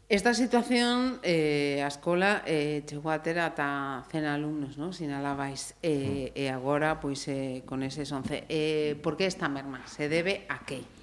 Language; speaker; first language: Galician; non-native, local second language; Spanish